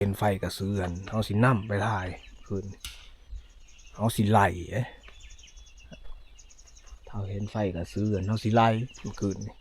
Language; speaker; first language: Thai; non-native, local second language; Lao